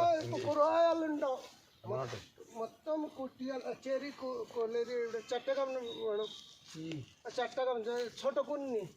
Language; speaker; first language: Malayalam; non-native, learner; Bangla